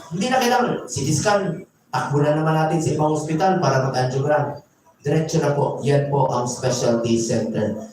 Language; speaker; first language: Filipino; non-native, local second language; Cebuano